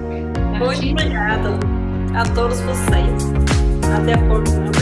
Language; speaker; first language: Portuguese; non-native, fluent; German